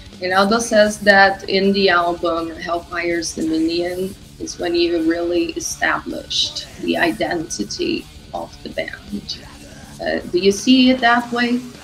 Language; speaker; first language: English; non-native, fluent; Portuguese